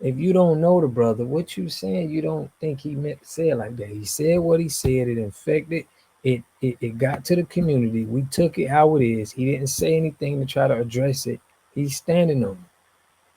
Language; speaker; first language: English; native; English